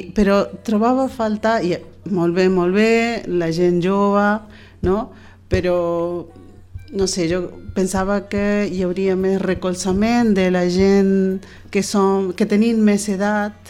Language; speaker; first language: Catalan; non-native, fluent; Spanish